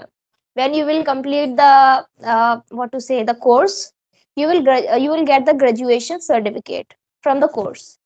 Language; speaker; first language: English; non-native, local second language; Hindi